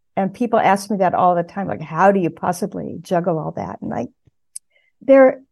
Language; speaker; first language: English; native; English